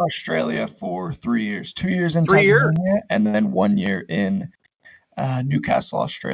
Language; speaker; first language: English; native; English